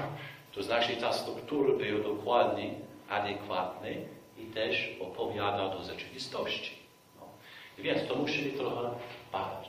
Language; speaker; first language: Polish; non-native, fluent; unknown